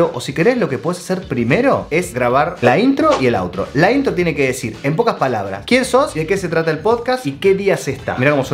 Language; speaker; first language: Spanish; native; Spanish